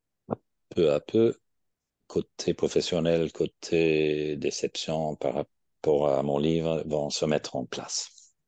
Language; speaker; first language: French; non-native, fluent; English